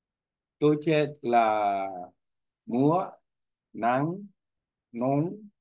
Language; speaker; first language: Vietnamese; non-native, learner; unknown